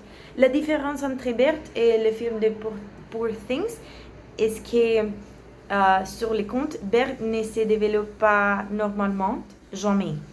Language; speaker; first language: French; non-native, learner; Spanish